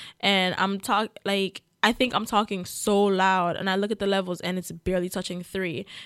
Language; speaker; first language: English; native; English